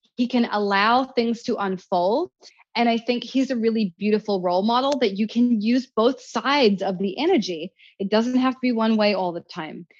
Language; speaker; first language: English; native; English